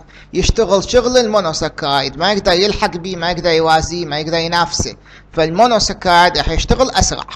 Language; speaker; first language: Arabic; native; Arabic